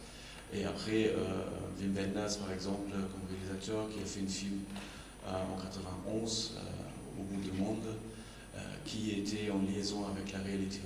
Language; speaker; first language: French; non-native, fluent; German